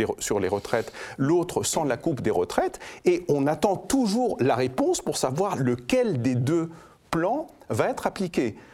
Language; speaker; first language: French; non-native, fluent; Greek